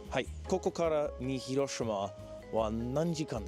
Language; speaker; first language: Japanese; non-native, learner; English